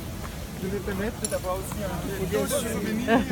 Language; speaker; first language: French; non-native, fluent; German